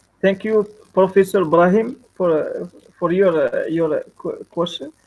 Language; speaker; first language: English; non-native, learner; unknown